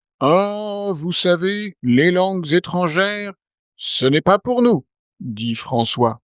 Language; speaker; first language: French; native; French